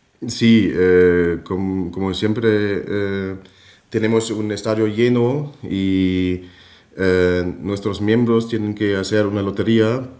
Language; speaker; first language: Spanish; non-native, fluent; German